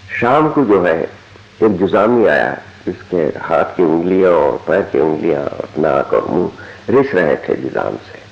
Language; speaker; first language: Urdu; non-native, local second language; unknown